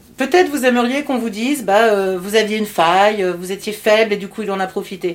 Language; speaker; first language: French; native; French